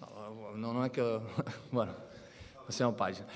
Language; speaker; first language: Italian; non-native, fluent; Portuguese